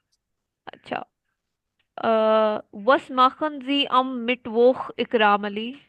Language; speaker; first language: German; non-native, fluent; Urdu